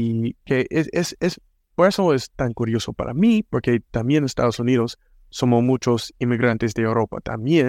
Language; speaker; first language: Spanish; non-native, fluent; English